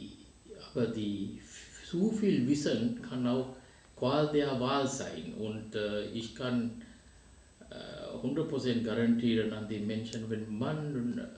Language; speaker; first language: German; non-native, fluent; Sinhala